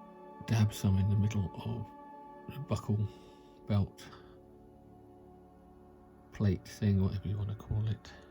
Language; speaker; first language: English; native; English